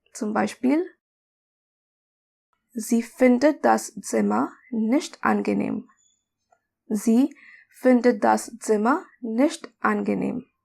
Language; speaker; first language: German; non-native, fluent; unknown